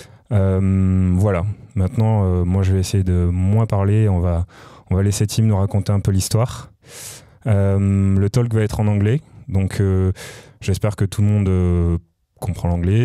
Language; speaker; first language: French; native; French